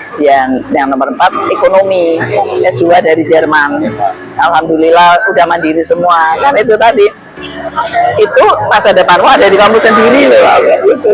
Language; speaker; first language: Indonesian; native; Indonesian